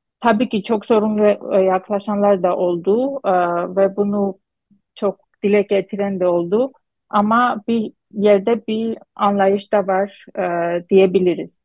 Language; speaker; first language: Turkish; non-native, fluent; Armenian